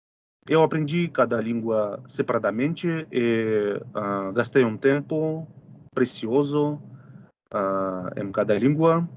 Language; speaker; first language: Portuguese; non-native, fluent; Russian